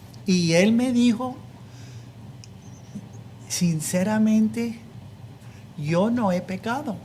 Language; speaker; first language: Spanish; non-native, fluent; English